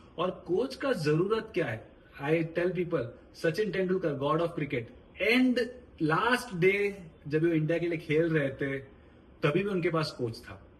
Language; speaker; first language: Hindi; non-native, local second language; Marathi